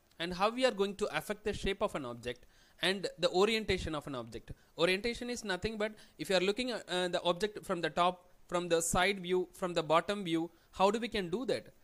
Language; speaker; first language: English; non-native, local second language; Tamil